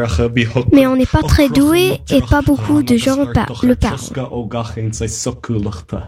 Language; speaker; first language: French; non-native, learner; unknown